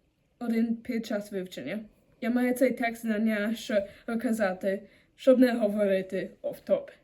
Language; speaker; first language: Ukrainian; non-native, learner; German